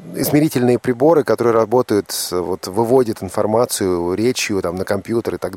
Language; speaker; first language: Russian; native; Russian